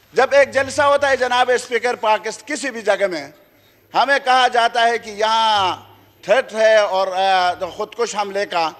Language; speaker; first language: Urdu; non-native, local second language; Khowar